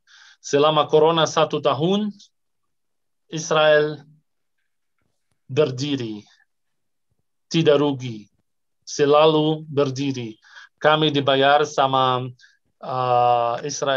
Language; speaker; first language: Indonesian; non-native, fluent; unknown